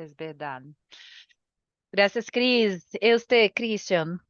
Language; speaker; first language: Spanish; non-native, learner; Portuguese